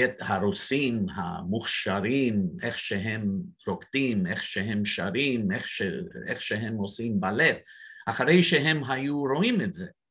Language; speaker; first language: Hebrew; non-native, fluent; English